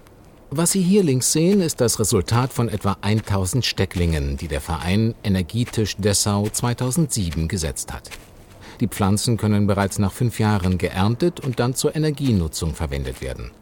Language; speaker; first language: German; native; German